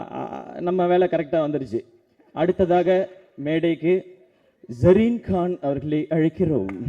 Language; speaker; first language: Tamil; native; Tamil